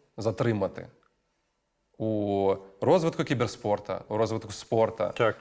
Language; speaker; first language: Ukrainian; native; Ukrainian